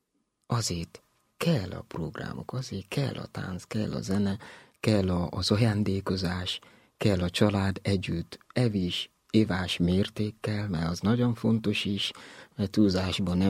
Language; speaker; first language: Hungarian; non-native, fluent; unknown